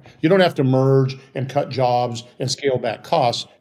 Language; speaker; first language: English; native; English